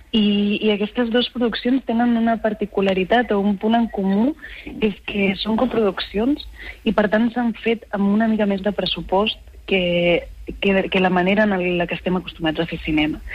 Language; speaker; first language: Catalan; native; Catalan